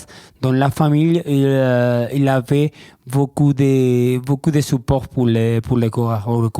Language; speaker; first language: French; non-native, learner; Spanish